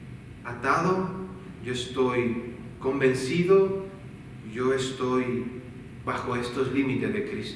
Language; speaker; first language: Spanish; native; Spanish